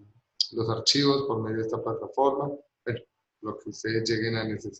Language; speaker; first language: Spanish; native; Spanish